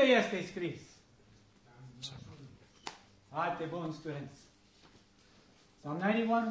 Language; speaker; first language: Romanian; non-native, learner; English